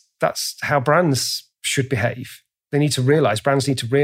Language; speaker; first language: English; native; English